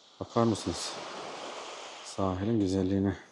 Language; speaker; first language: Turkish; native; Turkish